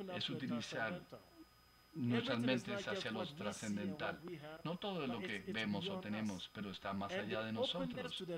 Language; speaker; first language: Spanish; non-native, fluent; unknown